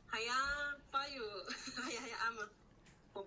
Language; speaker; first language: Cantonese; non-native, learner; Indonesian